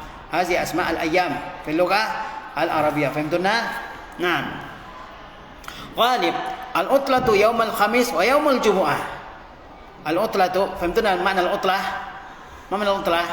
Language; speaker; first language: Arabic; non-native, fluent; Indonesian